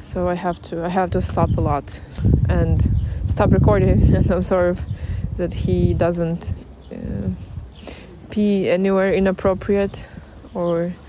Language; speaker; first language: English; non-native, fluent; Ukrainian